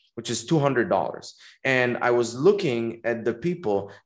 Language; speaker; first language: English; non-native, fluent; Arabic